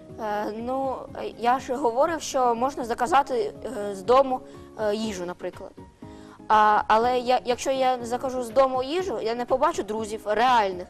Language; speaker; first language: Ukrainian; non-native, local second language; Russian